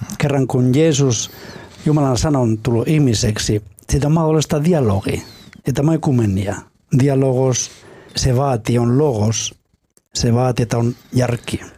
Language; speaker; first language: Finnish; non-native, fluent; Spanish